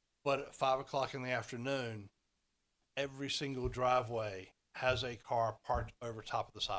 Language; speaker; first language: English; native; English